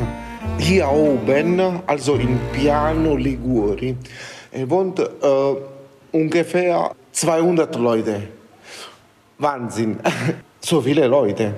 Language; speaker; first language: German; non-native, learner; Italian